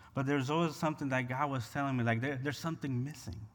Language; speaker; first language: English; non-native, fluent; Spanish